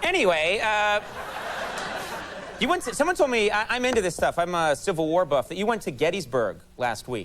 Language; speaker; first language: English; native; English